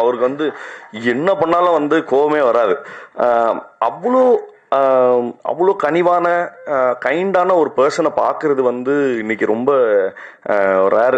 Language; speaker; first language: Tamil; native; Tamil